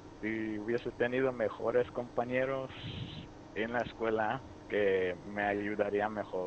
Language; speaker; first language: Spanish; early bilingual, heritage; Spanish